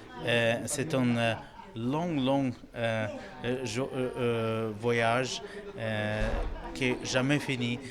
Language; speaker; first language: French; non-native, learner; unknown